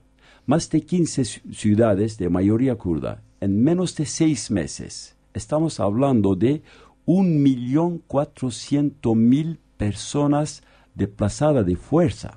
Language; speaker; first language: Spanish; non-native, fluent; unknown